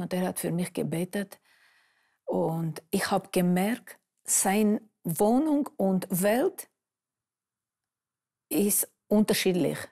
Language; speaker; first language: German; non-native, fluent; Armenian